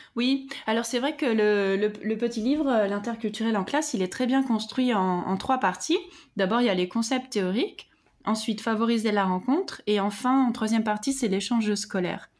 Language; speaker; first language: French; native; French